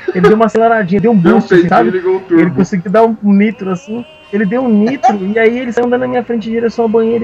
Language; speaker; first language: Portuguese; native; Portuguese